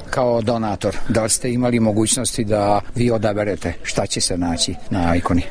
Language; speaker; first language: Serbian; early bilingual, heritage; Serbian